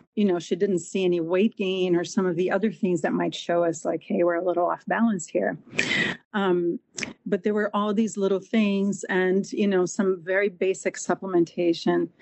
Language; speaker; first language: English; non-native, fluent; Portuguese